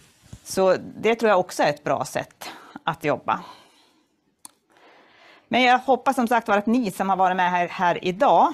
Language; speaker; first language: Swedish; native; Swedish